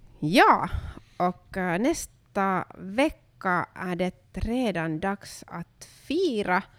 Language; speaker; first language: Swedish; non-native, local second language; Finnish